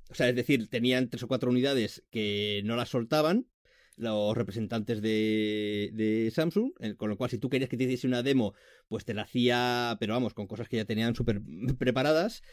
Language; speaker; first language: Spanish; native; Spanish